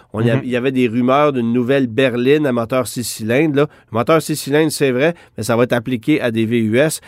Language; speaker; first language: French; native; French